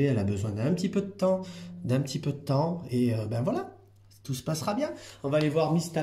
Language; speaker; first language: French; native; French